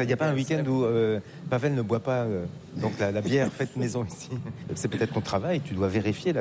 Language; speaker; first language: French; native; French